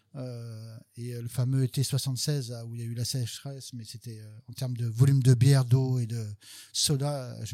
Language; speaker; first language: French; native; French